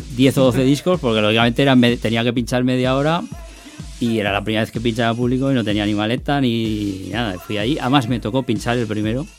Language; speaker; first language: Spanish; native; Spanish